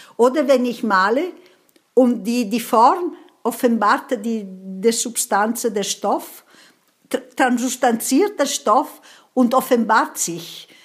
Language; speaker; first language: German; non-native, fluent; Italian